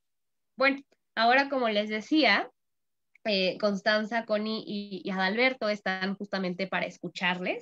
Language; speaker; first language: Spanish; native; Spanish